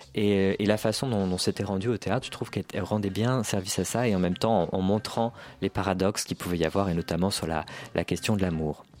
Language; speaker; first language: French; native; French